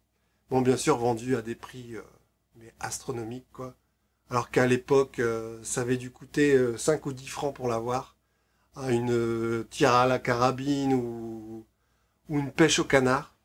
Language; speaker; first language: French; native; French